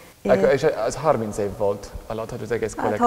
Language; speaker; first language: Hungarian; non-native, learner; English